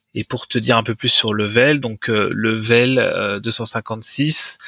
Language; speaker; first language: French; native; French